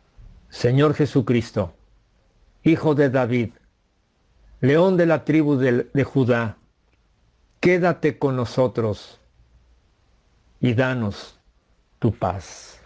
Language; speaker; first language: Spanish; native; Spanish